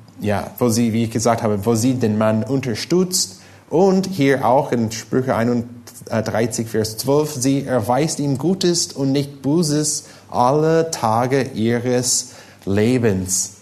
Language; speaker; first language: German; non-native, fluent; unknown